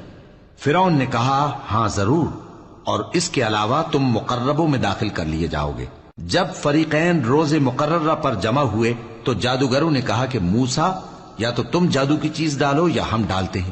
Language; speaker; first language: Urdu; native; Urdu